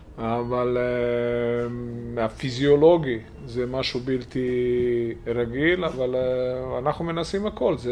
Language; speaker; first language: Hebrew; non-native, fluent; Serbian